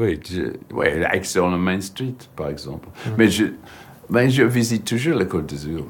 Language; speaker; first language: French; non-native, fluent; English